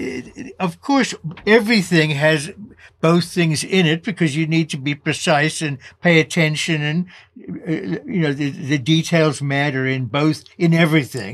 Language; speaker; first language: English; native; English